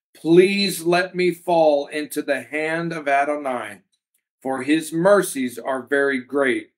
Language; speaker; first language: English; native; English